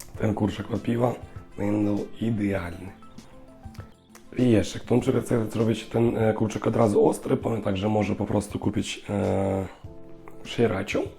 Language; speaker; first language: Polish; non-native, learner; Russian